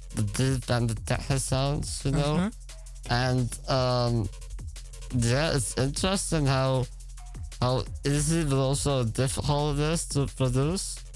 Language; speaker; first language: English; non-native, fluent; Dutch